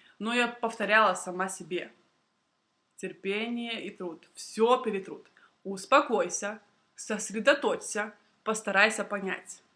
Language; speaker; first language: Russian; native; Russian